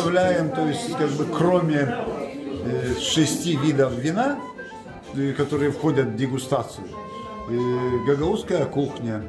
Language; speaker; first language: Russian; non-native, local second language; Gagauz